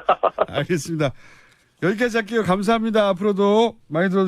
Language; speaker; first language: Korean; native; Korean